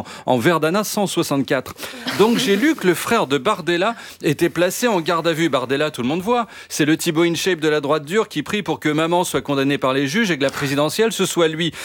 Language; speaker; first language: French; native; French